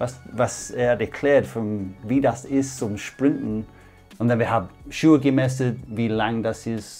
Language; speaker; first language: German; non-native, fluent; English